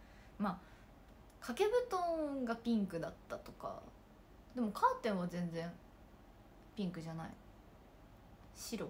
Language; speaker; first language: Japanese; native; Japanese